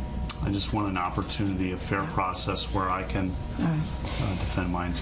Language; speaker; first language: English; native; English